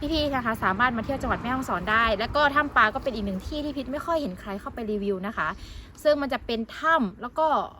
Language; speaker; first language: Thai; native; Thai